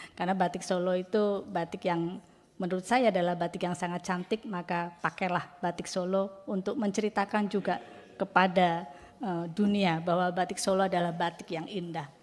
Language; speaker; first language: Indonesian; native; Indonesian